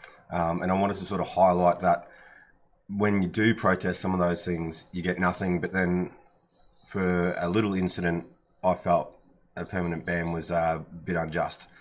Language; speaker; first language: English; native; English